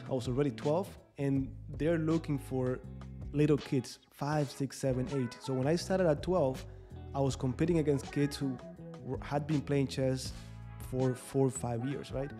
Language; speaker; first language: English; non-native, fluent; Spanish